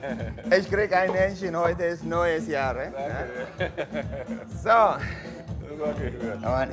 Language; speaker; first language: German; non-native, learner; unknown